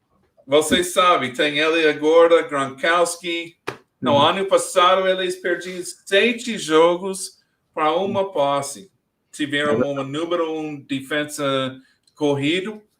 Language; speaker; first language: Portuguese; non-native, learner; English